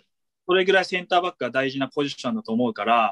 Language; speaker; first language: Japanese; native; Japanese